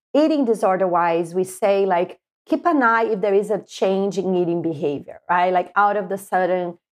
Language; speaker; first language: English; non-native, fluent; Portuguese